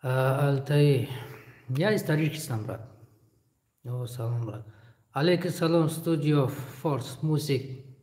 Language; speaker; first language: Russian; non-native, learner; Tajik